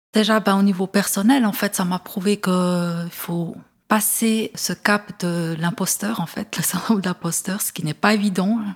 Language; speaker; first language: French; native; French